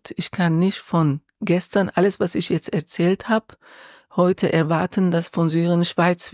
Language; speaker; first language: German; non-native, learner; Arabic